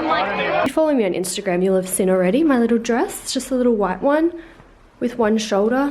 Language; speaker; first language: English; native; English